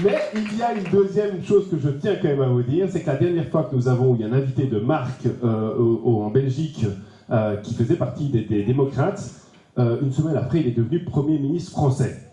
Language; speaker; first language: French; native; French